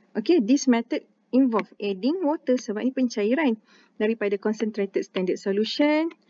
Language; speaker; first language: English; non-native, local second language; Malay